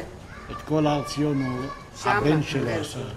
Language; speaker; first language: Hebrew; non-native, local second language; Yiddish